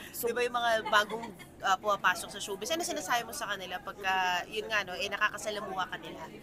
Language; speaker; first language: Filipino; native; Filipino